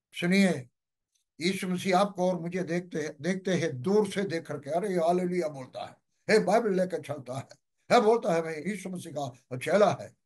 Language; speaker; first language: Hindi; non-native, local second language; Malayalam